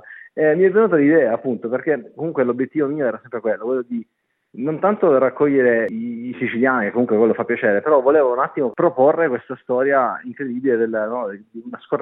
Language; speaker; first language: Italian; native; Italian